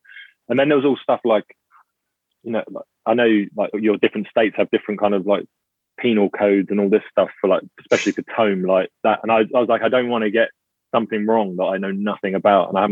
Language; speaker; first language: English; native; English